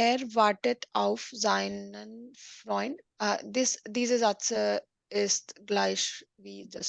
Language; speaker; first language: German; non-native, learner; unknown